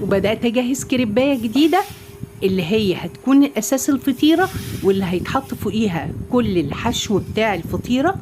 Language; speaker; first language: Arabic; native; Arabic